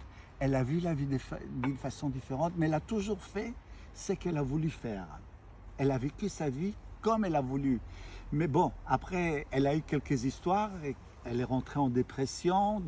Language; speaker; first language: French; native; French